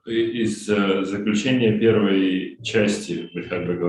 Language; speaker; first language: Russian; native; Russian